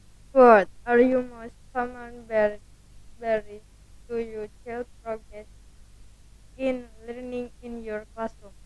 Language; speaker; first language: English; non-native, learner; Indonesian